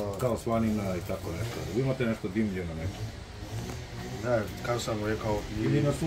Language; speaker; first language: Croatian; non-native, learner; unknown